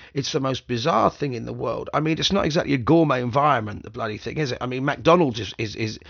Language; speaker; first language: English; native; English